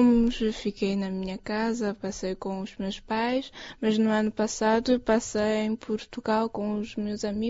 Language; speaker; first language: Portuguese; non-native, fluent; Chinese